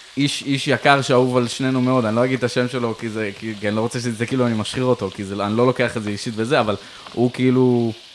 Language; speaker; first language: Hebrew; native; Hebrew